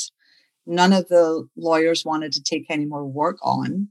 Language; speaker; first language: English; native; English